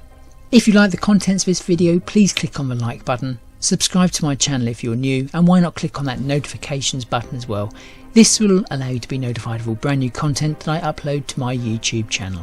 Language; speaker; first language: English; native; English